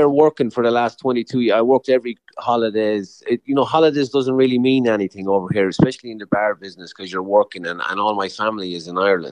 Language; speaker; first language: English; native; English